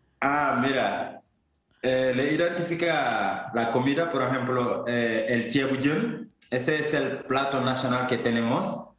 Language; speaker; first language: Spanish; non-native, fluent; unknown